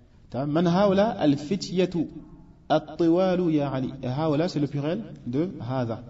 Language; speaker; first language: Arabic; non-native, fluent; French